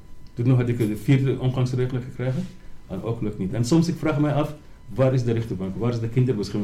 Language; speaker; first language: Dutch; non-native, learner; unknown